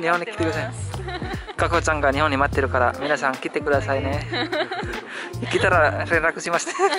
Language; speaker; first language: Japanese; non-native, fluent; Indonesian